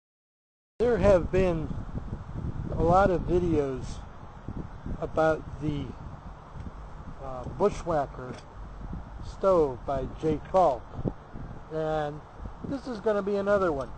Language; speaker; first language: English; native; English